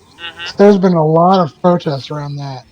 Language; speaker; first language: English; native; English